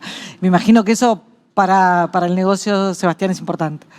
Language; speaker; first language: Spanish; native; Spanish